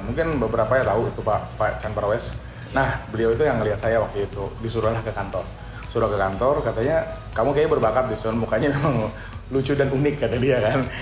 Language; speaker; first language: Indonesian; non-native, local second language; Banjar